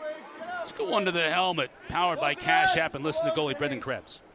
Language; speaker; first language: English; native; English